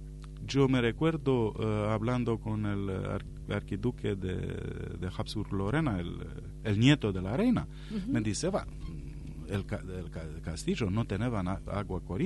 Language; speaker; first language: Spanish; non-native, fluent; Romanian